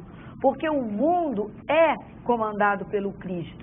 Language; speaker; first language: Portuguese; native; Portuguese